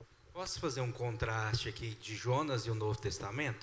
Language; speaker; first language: Portuguese; native; Portuguese